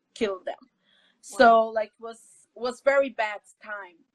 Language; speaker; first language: English; non-native, fluent; Portuguese